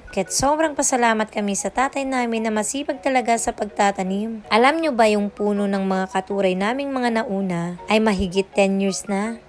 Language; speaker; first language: Filipino; non-native, local second language; Iloko